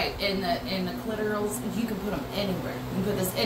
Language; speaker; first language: English; native; English